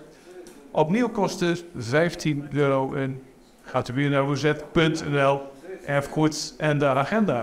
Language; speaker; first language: Dutch; native; Dutch